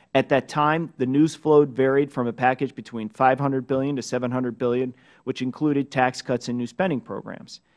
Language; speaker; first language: English; native; English